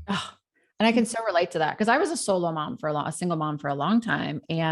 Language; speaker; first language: English; native; English